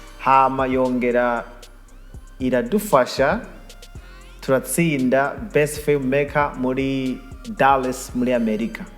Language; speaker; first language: Rundi; early bilingual, heritage; Rundi